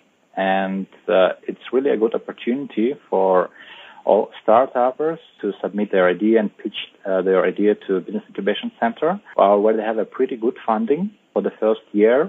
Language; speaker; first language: English; non-native, fluent; Uzbek